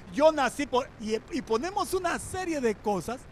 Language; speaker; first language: Spanish; native; Spanish